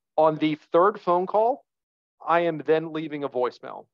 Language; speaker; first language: English; native; English